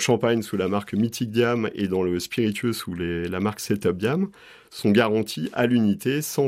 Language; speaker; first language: French; native; French